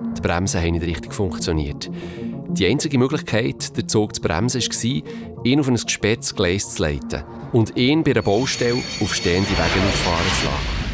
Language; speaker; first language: German; native; German